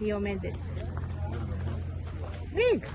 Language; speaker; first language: Hebrew; non-native, learner; Filipino